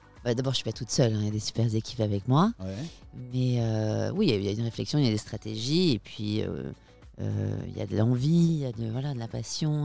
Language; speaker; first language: French; native; French